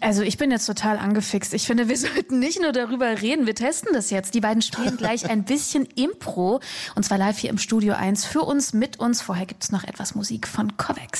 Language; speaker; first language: German; native; German